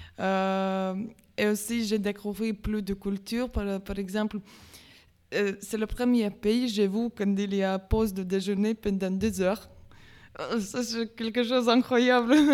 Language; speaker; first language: French; non-native, learner; Latvian